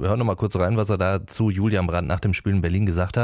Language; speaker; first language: German; native; German